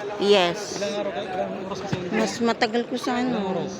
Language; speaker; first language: Filipino; non-native, local second language; Cebuano